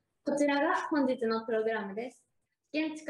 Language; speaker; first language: Japanese; native; Japanese